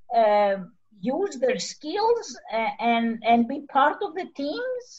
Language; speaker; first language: English; non-native, fluent; Greek